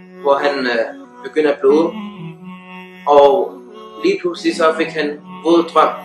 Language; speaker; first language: Danish; early bilingual, other home language; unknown